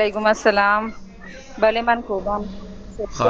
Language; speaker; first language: Persian; non-native, learner; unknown